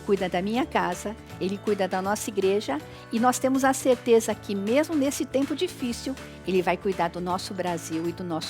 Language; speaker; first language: Portuguese; native; Portuguese